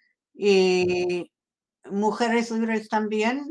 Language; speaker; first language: Spanish; non-native, fluent; English